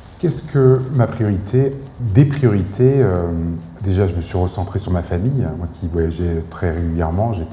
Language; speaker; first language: French; native; French